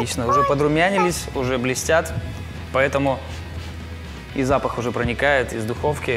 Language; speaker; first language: Russian; native; Russian